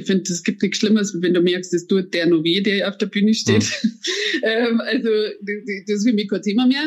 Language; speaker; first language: German; native; German